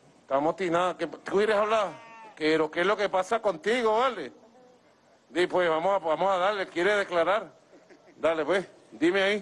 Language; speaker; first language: Spanish; native; Spanish